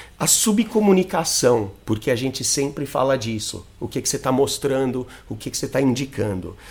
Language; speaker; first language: Portuguese; non-native, fluent; English